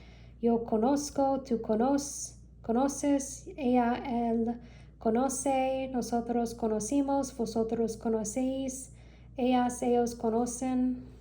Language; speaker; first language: Spanish; non-native, learner; English